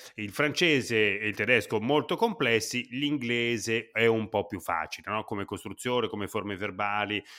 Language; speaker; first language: Italian; native; Italian